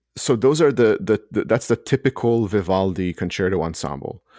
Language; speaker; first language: English; early bilingual, other home language; Hebrew